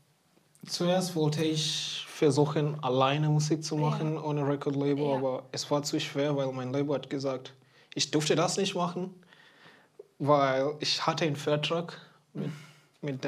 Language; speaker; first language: German; non-native, fluent; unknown